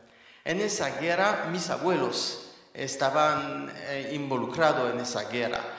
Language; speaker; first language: Spanish; non-native, fluent; French